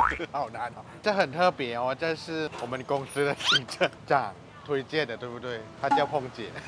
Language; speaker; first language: Chinese; non-native, fluent; Thai